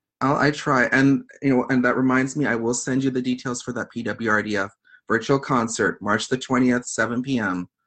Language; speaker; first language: English; native; English